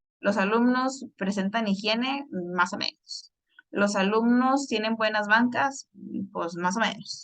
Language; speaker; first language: Spanish; native; Spanish